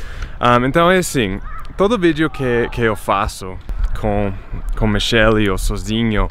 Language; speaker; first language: Portuguese; non-native, fluent; English